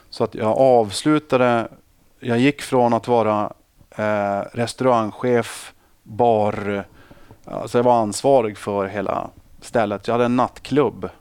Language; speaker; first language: Swedish; native; Swedish